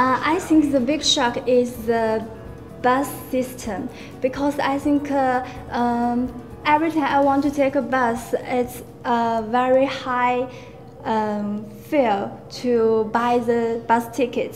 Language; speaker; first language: English; non-native, learner; Chinese